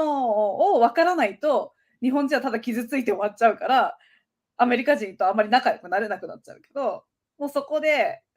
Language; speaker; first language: Japanese; native; Japanese